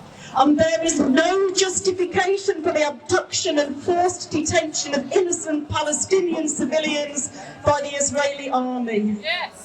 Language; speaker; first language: English; native; English